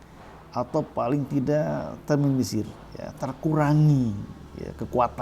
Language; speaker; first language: Indonesian; native; Indonesian